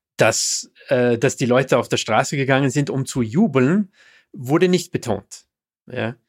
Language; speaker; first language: German; non-native, fluent; English